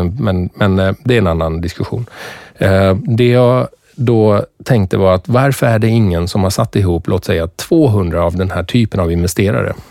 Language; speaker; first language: Swedish; early bilingual, other home language; Persian